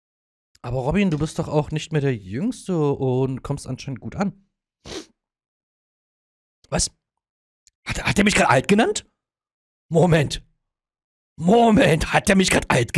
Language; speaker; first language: German; native; German